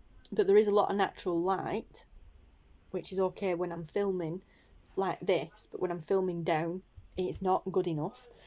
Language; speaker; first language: English; native; English